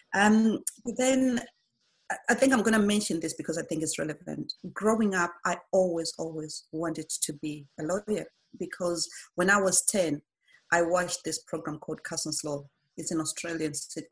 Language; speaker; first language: English; non-native, local second language; Shona